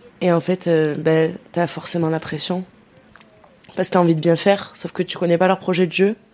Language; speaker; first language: French; early bilingual, other home language; Dutch